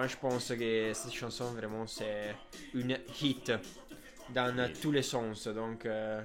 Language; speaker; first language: French; non-native, fluent; Italian